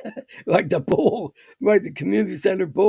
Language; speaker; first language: English; native; English